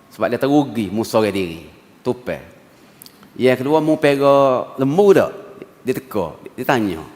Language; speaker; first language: Malay; native; Malay